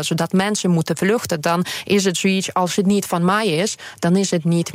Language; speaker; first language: Dutch; non-native, fluent; Ukrainian